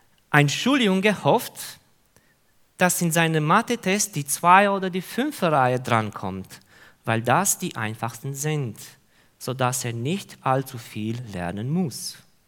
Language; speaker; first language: German; non-native, fluent; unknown